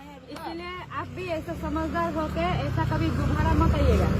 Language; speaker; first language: Hindi; non-native, local second language; Assamese